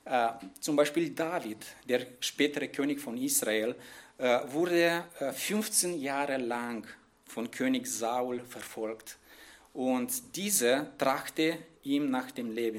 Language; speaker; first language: German; non-native, fluent; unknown